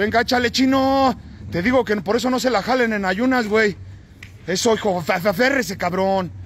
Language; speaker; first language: Spanish; native; Spanish